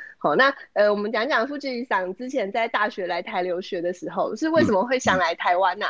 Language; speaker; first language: Chinese; native; Chinese